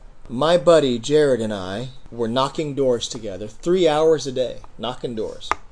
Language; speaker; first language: English; native; English